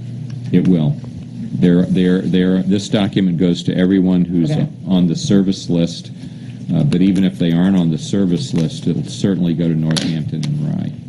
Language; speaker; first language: English; native; English